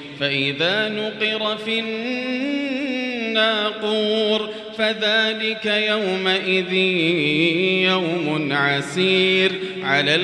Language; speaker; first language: Arabic; native; Arabic